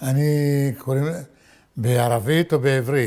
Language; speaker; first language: Hebrew; non-native, fluent; Arabic